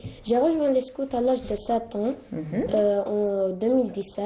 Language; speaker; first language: French; non-native, learner; Arabic